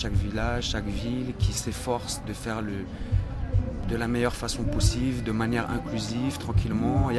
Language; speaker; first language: French; native; French